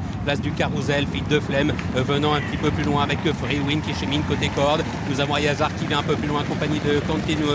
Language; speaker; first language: French; native; French